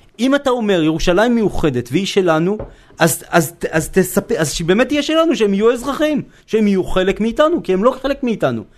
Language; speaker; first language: Hebrew; native; Hebrew